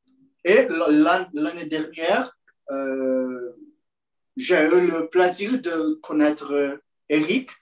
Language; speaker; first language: French; non-native, learner; Portuguese